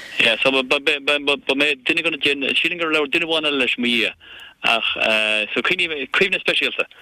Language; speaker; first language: Irish; native; Irish